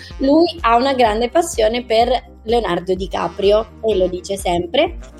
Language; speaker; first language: Italian; native; Italian